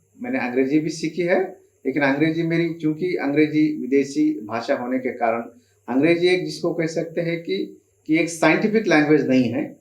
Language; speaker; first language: Hindi; non-native, local second language; Marathi